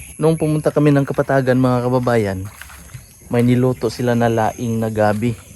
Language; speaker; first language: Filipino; non-native, local second language; Cebuano